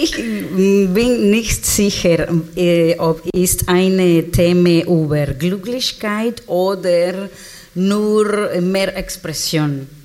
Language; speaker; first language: German; non-native, learner; Spanish